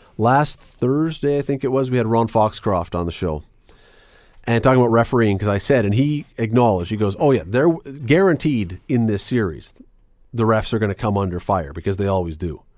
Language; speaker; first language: English; native; English